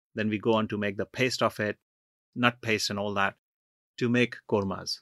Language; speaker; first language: English; non-native, local second language; Punjabi